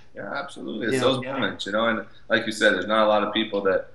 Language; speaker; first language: English; native; English